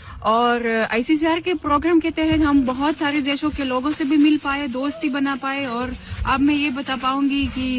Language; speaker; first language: Hindi; non-native, fluent; Russian